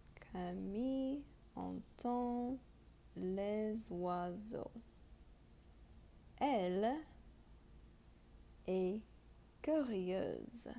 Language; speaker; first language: French; non-native, fluent; English